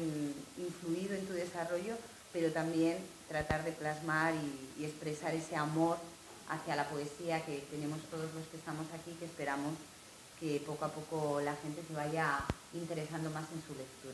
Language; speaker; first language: Spanish; native; Spanish